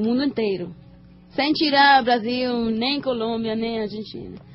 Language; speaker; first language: Portuguese; non-native, learner; Spanish